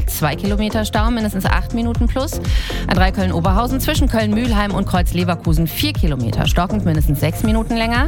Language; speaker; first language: German; native; German